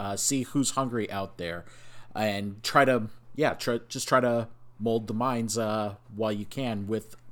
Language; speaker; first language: English; native; English